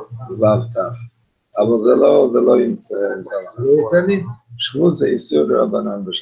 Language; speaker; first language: Hebrew; non-native, fluent; English